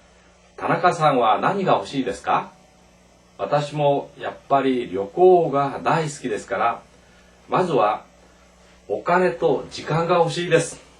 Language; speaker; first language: Japanese; non-native, fluent; Korean